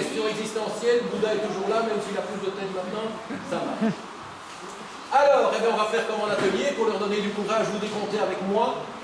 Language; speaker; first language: French; native; French